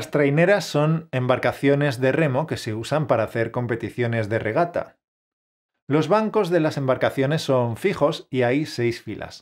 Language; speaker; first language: Spanish; native; Spanish